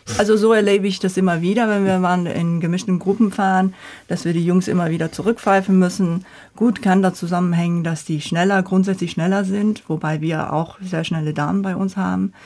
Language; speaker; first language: German; non-native, fluent; Korean